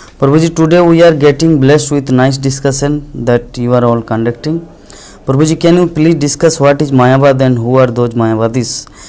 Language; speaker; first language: Hindi; non-native, local second language; Bangla